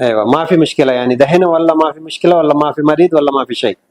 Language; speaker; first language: Arabic; non-native, learner; Telugu